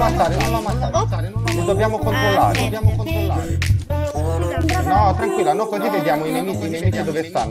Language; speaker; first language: Italian; native; Italian